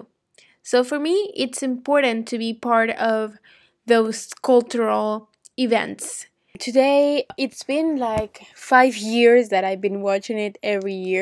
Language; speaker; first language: English; non-native, fluent; Spanish